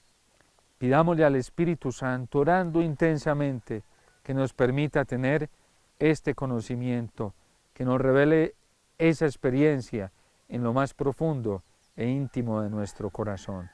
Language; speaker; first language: Spanish; native; Spanish